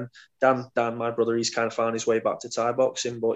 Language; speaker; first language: English; native; English